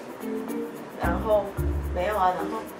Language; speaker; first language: Chinese; native; Chinese